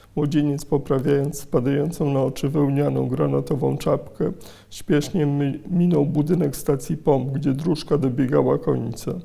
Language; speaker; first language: Polish; native; Polish